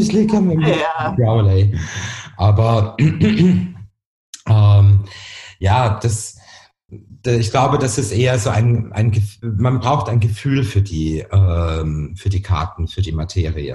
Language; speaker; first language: German; native; German